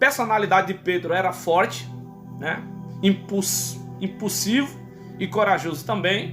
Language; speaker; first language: Portuguese; native; Portuguese